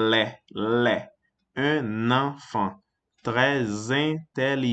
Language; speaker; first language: French; non-native, fluent; Portuguese